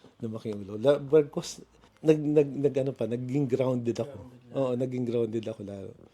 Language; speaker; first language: Filipino; native; Filipino